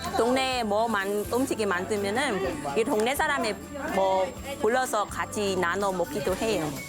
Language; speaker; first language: Korean; non-native, learner; Khmer